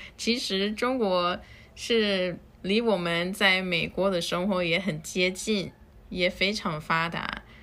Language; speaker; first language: Chinese; non-native, fluent; Spanish